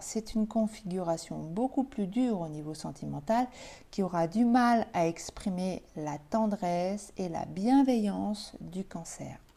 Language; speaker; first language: French; native; French